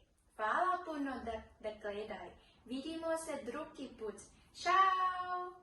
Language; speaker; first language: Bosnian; non-native, learner; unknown